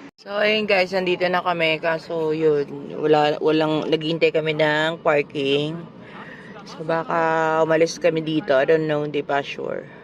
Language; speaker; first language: Filipino; native; Filipino